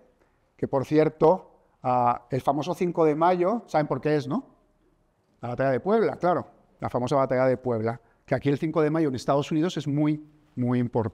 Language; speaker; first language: Spanish; native; Spanish